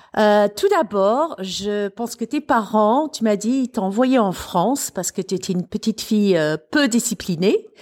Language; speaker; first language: French; non-native, fluent; English